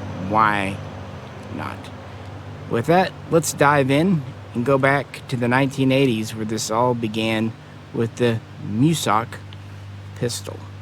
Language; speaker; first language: English; native; English